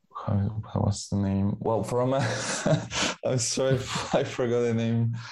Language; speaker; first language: English; non-native, fluent; Spanish